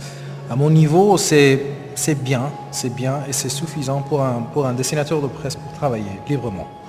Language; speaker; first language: French; non-native, learner; Persian